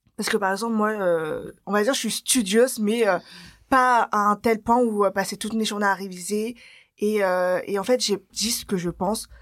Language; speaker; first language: French; early bilingual, other home language; Chinese